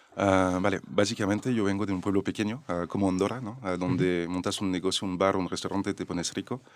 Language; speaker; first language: Spanish; non-native, fluent; French